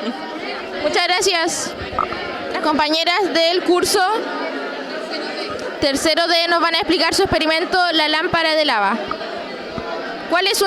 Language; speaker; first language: Spanish; native; Spanish